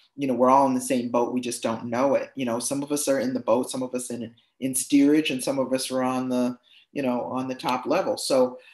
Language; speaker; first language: English; native; English